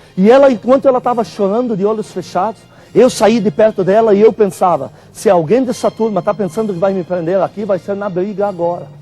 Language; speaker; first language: Portuguese; non-native, fluent; Arabic